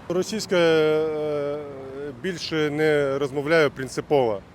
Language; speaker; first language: Ukrainian; non-native, learner; Kazakh